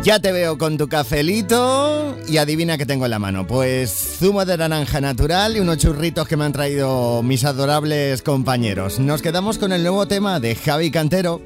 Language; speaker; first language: Spanish; native; Spanish